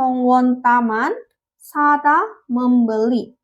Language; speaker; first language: Korean; non-native, learner; Indonesian